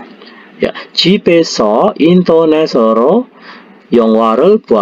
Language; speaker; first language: Korean; non-native, fluent; Indonesian